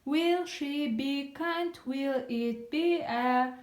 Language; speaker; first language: English; non-native, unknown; Kazakh